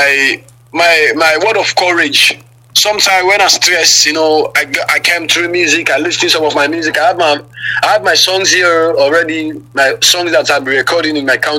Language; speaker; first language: English; non-native, local second language; Krio